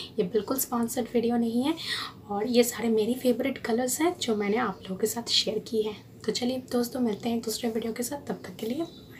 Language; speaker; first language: Hindi; non-native, local second language; Bangla